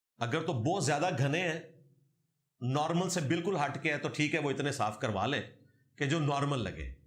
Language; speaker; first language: Urdu; non-native, local second language; Punjabi